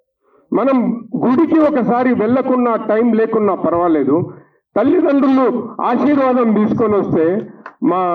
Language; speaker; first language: Telugu; native; Telugu